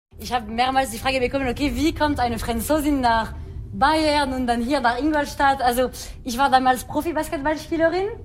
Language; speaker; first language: German; non-native, fluent; French